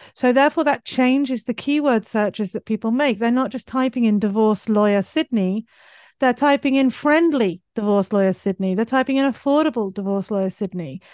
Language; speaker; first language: English; native; English